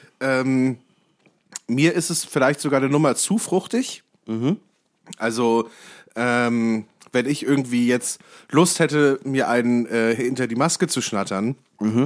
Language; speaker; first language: German; native; German